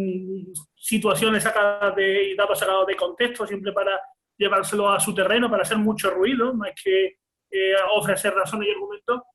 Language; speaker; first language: Spanish; native; Spanish